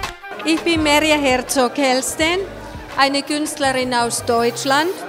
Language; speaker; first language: German; non-native, fluent; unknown